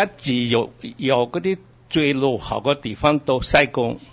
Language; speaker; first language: Cantonese; early bilingual, heritage; Cantonese